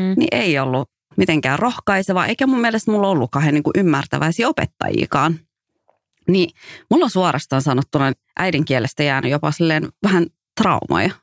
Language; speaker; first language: Finnish; early bilingual, other home language; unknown